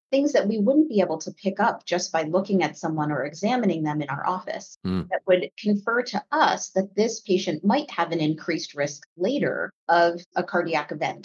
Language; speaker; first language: English; native; English